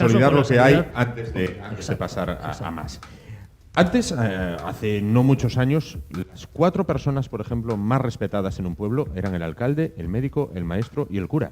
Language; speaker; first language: Spanish; native; Spanish